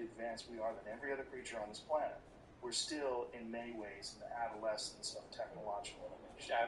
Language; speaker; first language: English; native; English